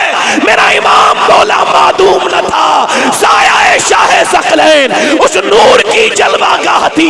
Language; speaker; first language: Urdu; native; Urdu